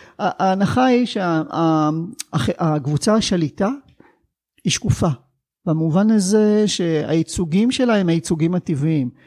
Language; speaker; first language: Hebrew; native; Hebrew